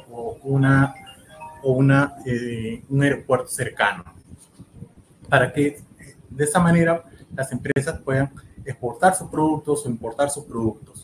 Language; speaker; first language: Spanish; native; Spanish